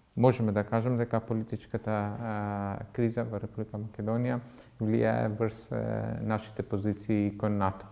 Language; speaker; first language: Macedonian; non-native, local second language; Albanian